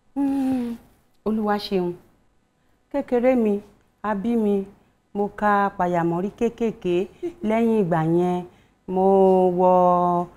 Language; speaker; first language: Yoruba; native; Yoruba